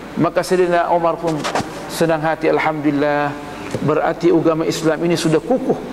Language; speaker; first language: Malay; native; Malay